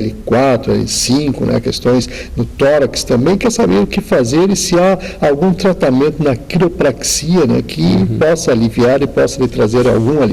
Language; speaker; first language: Portuguese; native; Portuguese